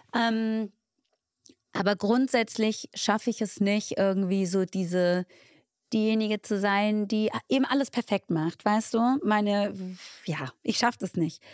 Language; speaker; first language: German; early bilingual, other home language; Tigrinya